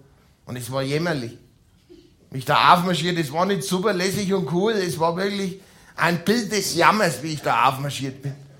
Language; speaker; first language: German; native; German